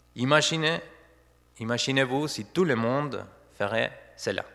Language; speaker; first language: French; non-native, fluent; Spanish